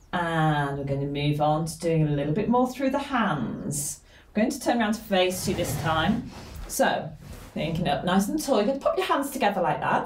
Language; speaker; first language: English; native; English